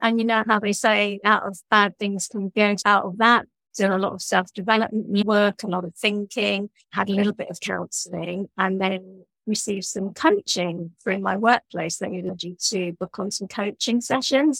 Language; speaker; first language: English; native; English